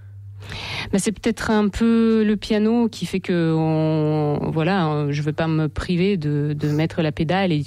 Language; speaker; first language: French; non-native, fluent; Russian